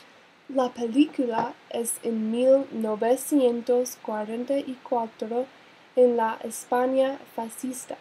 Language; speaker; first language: Spanish; non-native, learner; English